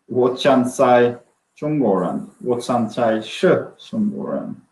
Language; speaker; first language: Chinese; non-native, learner; Swedish